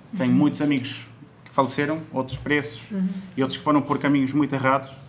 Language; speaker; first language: Portuguese; non-native, fluent; Spanish